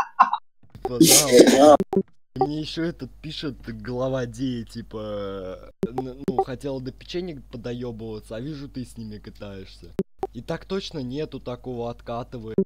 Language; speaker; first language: Russian; native; Russian